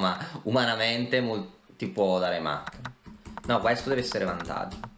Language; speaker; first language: Italian; native; Italian